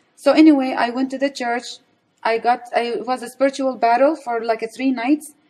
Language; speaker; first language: English; non-native, fluent; Arabic